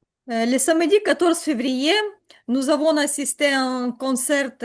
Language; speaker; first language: French; non-native, learner; Ukrainian